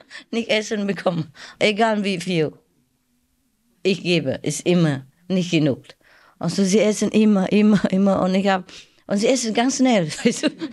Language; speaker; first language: German; non-native, learner; Vietnamese